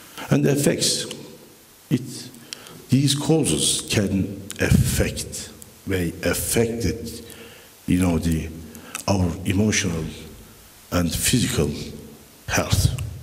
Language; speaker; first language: English; non-native, fluent; Turkish